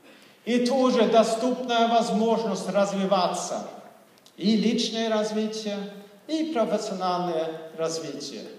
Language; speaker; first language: Russian; non-native, fluent; Swedish